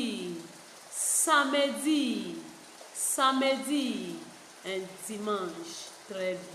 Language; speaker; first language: French; non-native, fluent; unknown